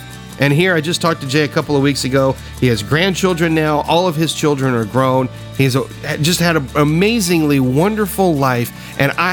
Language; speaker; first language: English; native; English